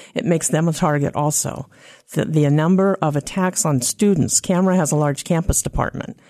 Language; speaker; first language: English; native; English